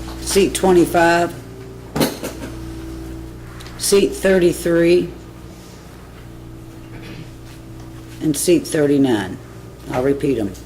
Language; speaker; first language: English; native; English